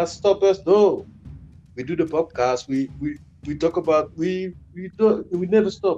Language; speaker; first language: English; non-native, learner; French